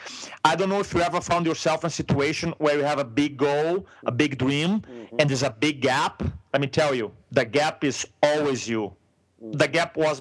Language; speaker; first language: English; non-native, fluent; Portuguese